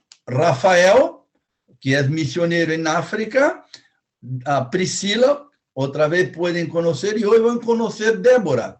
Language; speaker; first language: Spanish; non-native, fluent; Portuguese